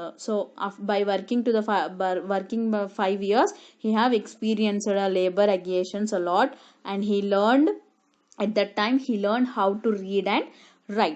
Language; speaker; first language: English; non-native, local second language; Telugu